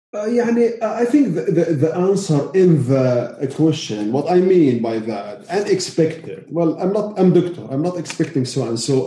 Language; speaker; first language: English; non-native, learner; Arabic